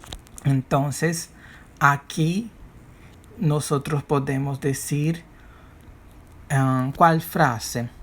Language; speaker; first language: Spanish; non-native, fluent; Portuguese